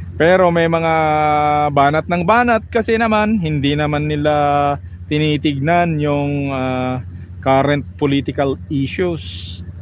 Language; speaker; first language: Filipino; non-native, local second language; Iloko